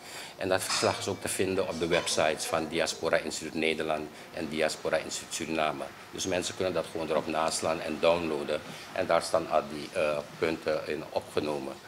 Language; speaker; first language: Dutch; native; Dutch